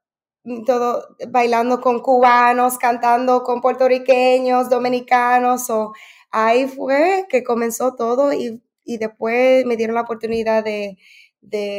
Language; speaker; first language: Spanish; early bilingual, heritage; Spanish